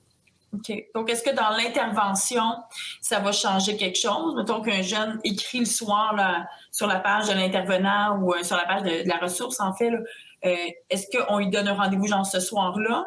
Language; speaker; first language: French; native; French